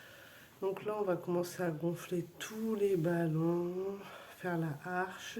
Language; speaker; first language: French; native; French